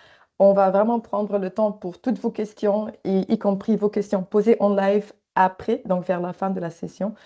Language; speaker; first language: French; native; French